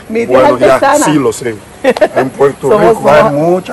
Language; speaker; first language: Spanish; non-native, learner; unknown